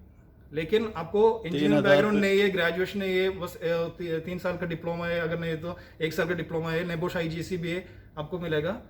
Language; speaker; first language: Hindi; non-native, local second language; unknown